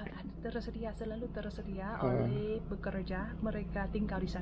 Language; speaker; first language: Indonesian; non-native, fluent; Vietnamese